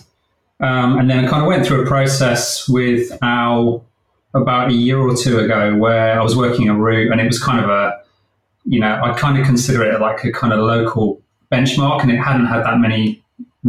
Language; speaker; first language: English; native; English